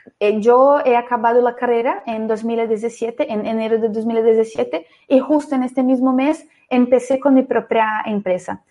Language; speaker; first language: Spanish; non-native, fluent; Portuguese